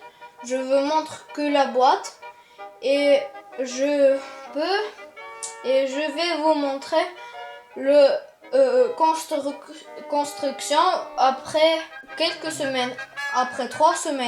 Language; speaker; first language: French; non-native, learner; Russian